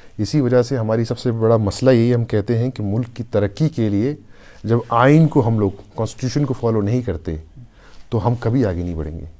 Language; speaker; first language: Urdu; non-native, local second language; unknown